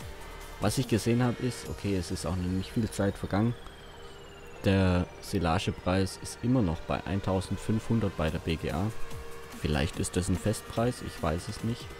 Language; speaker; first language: German; native; German